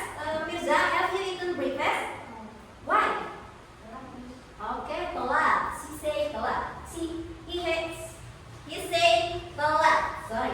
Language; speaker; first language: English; non-native, learner; Indonesian